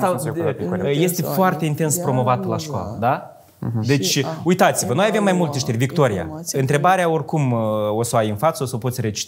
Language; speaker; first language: Romanian; native; Romanian